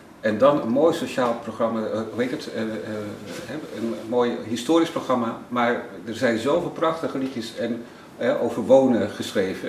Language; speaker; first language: Dutch; native; Dutch